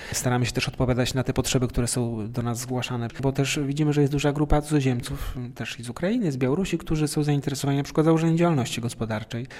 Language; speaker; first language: Polish; native; Polish